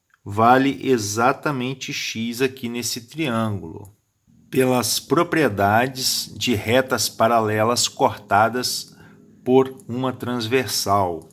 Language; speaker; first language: Portuguese; native; Portuguese